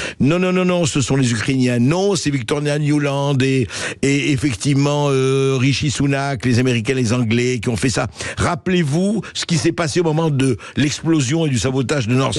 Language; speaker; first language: French; native; French